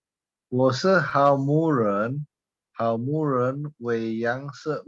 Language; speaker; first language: Chinese; non-native, learner; Indonesian